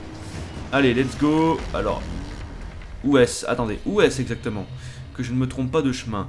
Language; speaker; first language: French; native; French